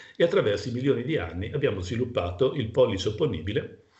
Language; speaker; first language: Italian; native; Italian